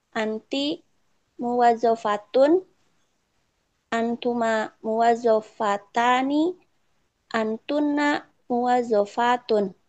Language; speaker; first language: Arabic; non-native, learner; Indonesian